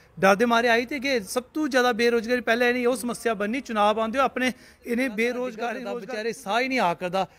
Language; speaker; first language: Punjabi; non-native, local second language; Dogri